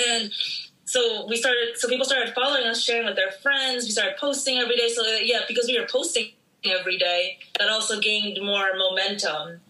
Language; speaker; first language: English; early bilingual, other home language; Spanish